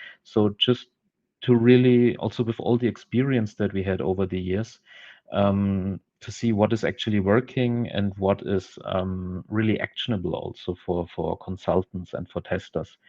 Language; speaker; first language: English; non-native, fluent; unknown